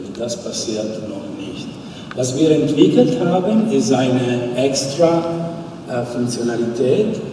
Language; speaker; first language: German; non-native, fluent; Italian